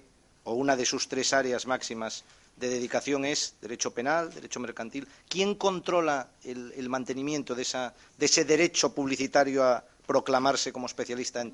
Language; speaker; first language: Spanish; native; Spanish